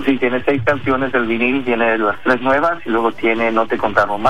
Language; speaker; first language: Spanish; early bilingual, heritage; Spanish